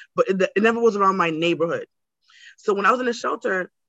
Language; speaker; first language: English; native; English